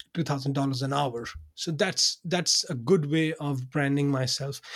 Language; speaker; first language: English; non-native, local second language; Urdu